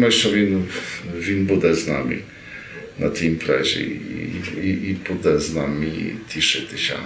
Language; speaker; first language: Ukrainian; early bilingual, heritage; Rusyn